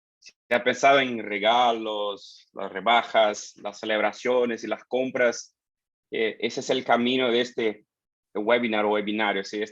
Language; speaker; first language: Spanish; non-native, fluent; Portuguese